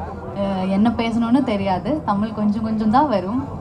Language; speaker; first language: Tamil; non-native, learner; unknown